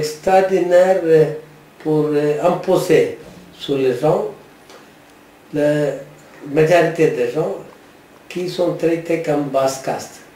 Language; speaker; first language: French; non-native, learner; Tamil